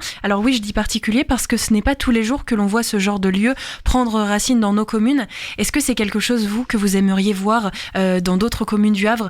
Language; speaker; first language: French; native; French